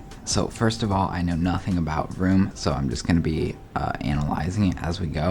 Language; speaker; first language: English; native; English